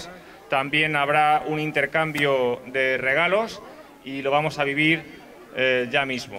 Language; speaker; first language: Spanish; native; Spanish